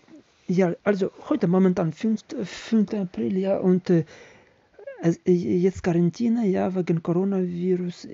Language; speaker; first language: German; non-native, learner; Ukrainian